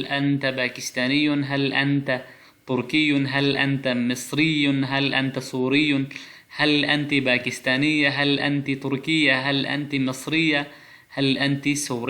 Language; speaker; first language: Arabic; non-native, fluent; Pashto